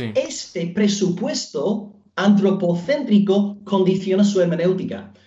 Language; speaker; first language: Spanish; non-native, fluent; English